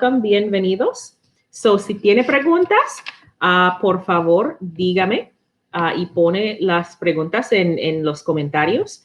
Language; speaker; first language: Spanish; non-native, learner; English